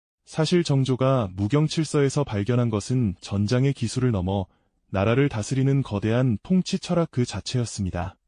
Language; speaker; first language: Korean; native; Korean